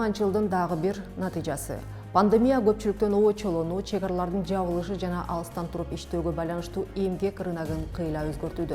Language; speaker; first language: Kyrgyz; native; Kyrgyz